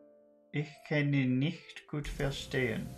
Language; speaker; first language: German; non-native, learner; English